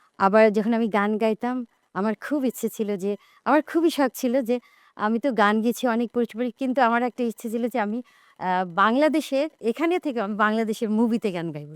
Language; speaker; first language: Bangla; native; Bangla